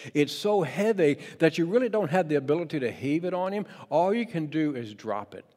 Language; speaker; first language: English; native; English